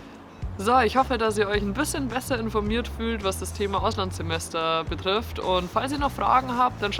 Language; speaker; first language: German; native; German